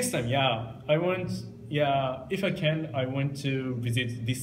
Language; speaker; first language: English; non-native, learner; Japanese